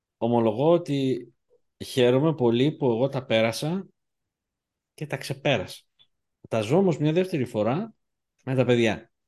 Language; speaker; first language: Greek; early bilingual, heritage; Greek